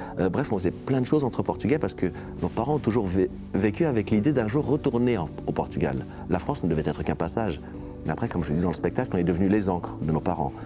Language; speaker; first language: French; early bilingual, other home language; Portuguese